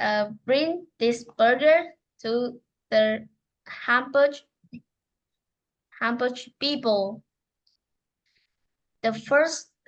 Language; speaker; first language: English; non-native, learner; Vietnamese